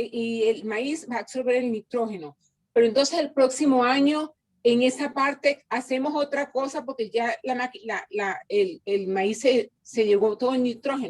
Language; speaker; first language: Spanish; native; Spanish